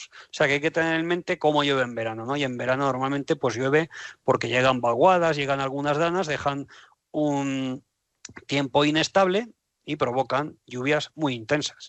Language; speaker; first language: Spanish; native; Spanish